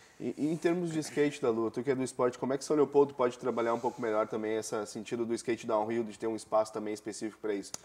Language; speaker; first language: Portuguese; native; Portuguese